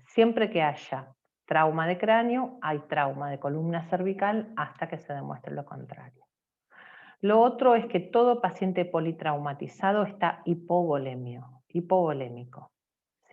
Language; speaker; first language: Spanish; native; Spanish